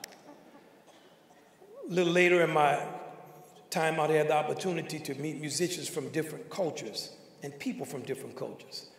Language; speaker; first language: English; native; English